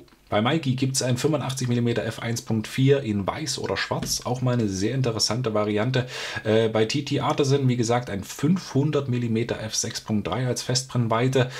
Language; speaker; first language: German; native; German